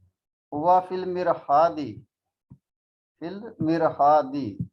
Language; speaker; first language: Arabic; non-native, learner; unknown